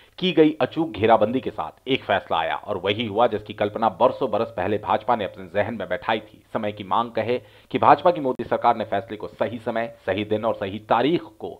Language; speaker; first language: Hindi; native; Hindi